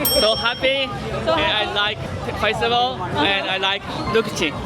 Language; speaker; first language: English; non-native, learner; Chinese